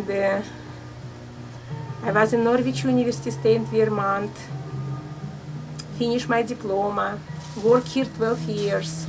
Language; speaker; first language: English; non-native, learner; Russian